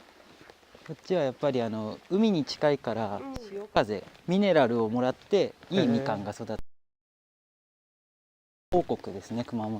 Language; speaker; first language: Japanese; native; Japanese